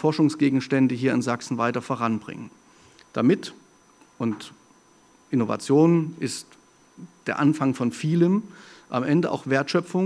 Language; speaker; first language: German; native; German